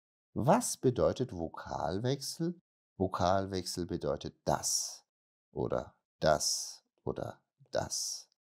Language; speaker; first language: German; non-native, fluent; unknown